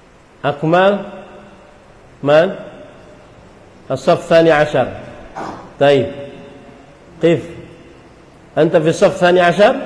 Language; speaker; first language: Arabic; non-native, fluent; Indonesian